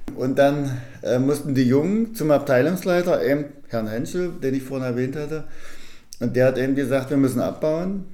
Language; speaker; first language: German; native; German